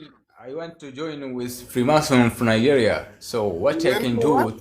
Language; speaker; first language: English; non-native, learner; Swahili